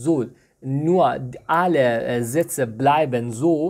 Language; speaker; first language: German; non-native, fluent; Persian